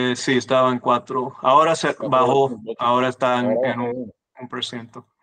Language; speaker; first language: Spanish; non-native, fluent; English